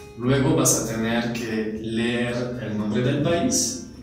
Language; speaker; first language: Spanish; non-native, fluent; French